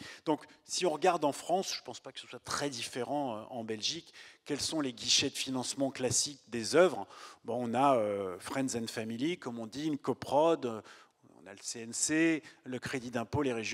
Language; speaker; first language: French; native; French